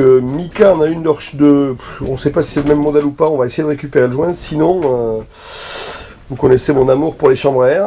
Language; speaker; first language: French; native; French